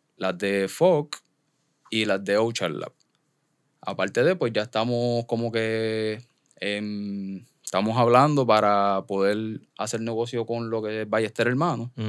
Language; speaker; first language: Spanish; native; Spanish